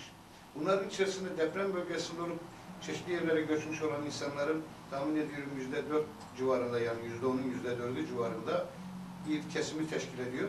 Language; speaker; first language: Turkish; native; Turkish